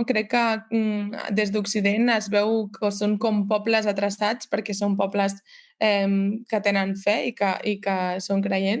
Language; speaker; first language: Catalan; native; Catalan